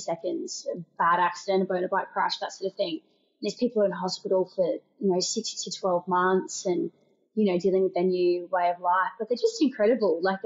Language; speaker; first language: English; native; English